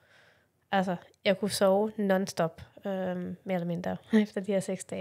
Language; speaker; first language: Danish; native; Danish